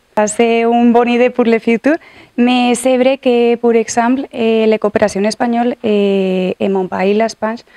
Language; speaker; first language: French; non-native, learner; Catalan